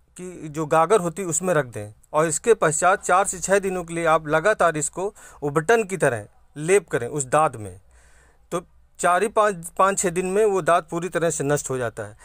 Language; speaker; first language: Hindi; native; Hindi